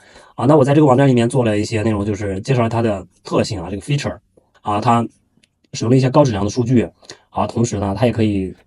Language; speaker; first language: Chinese; native; Chinese